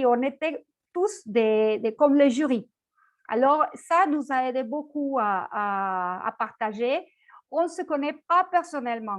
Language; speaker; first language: French; non-native, fluent; Spanish